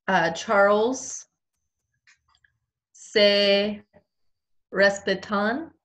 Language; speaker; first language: Spanish; non-native, learner; English